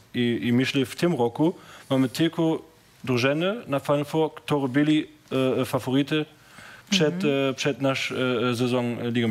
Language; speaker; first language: Polish; non-native, learner; German